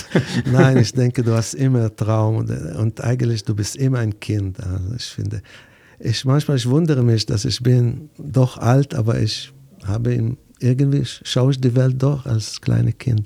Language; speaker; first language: German; non-native, fluent; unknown